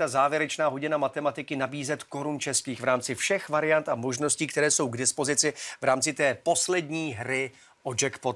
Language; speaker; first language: Czech; native; Czech